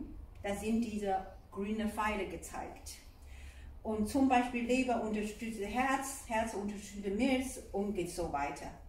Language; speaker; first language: German; non-native, fluent; Chinese